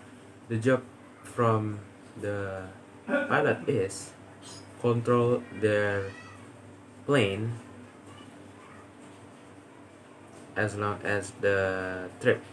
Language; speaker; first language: English; non-native, learner; Indonesian